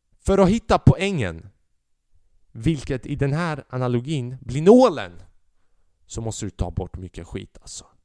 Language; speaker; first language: Swedish; early bilingual, other home language; Albanian